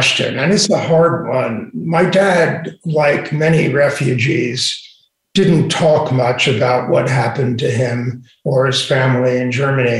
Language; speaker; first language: English; native; English